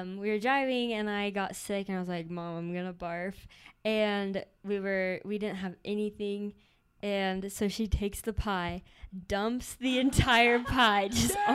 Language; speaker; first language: English; native; English